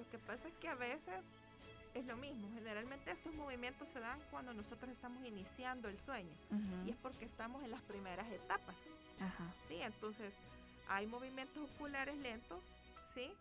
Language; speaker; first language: Spanish; native; Spanish